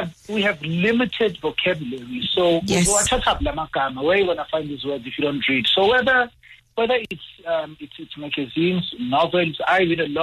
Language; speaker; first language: English; non-native, local second language; Zulu